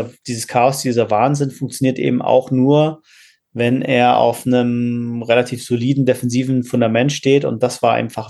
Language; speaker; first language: German; native; German